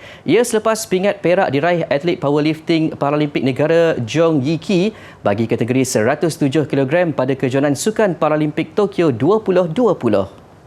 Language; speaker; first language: Malay; native; Malay